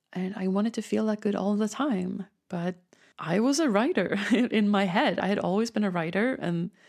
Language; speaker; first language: English; non-native, fluent; Swedish